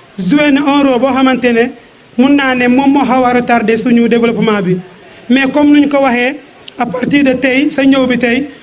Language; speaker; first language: Wolof; non-native, local second language; Jola-Fonyi